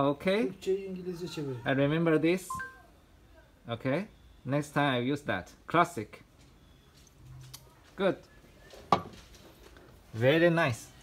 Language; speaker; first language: English; non-native, learner; Chinese